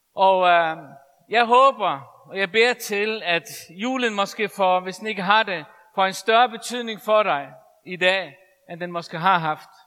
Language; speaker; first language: Danish; non-native, local second language; Faroese